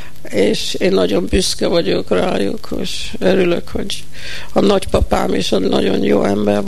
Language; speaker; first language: Hungarian; early bilingual, heritage; Hungarian